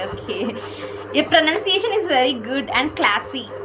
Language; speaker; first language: English; non-native, learner; Kannada